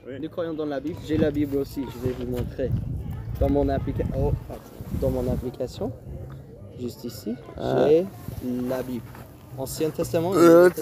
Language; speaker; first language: French; non-native, fluent; English